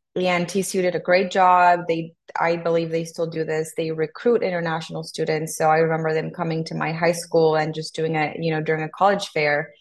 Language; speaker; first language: English; non-native, fluent; Spanish